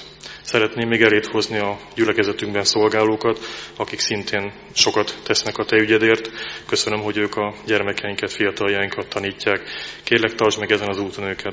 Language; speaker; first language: Hungarian; native; Hungarian